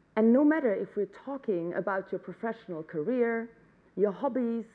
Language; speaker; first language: English; non-native, fluent; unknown